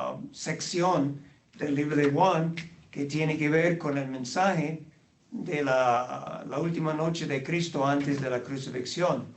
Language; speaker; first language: Spanish; non-native, fluent; English